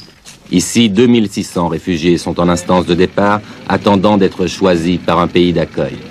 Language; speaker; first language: French; native; French